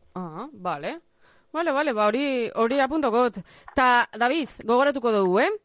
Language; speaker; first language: Basque; native; Basque